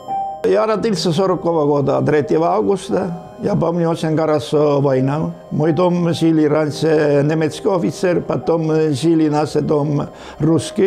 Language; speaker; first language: Russian; non-native, learner; Estonian